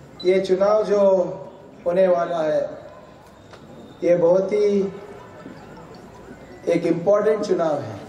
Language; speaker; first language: Hindi; non-native, local second language; Kannada